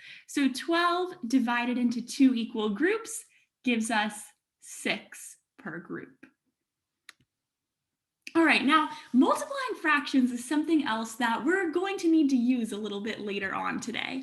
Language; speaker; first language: English; native; English